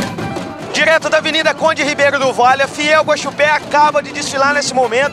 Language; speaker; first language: Portuguese; native; Portuguese